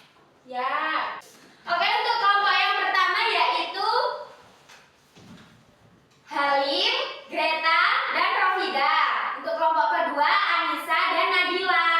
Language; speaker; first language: Indonesian; native; Indonesian